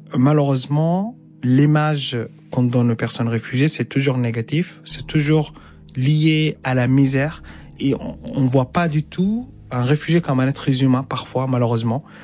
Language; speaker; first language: French; non-native, fluent; Arabic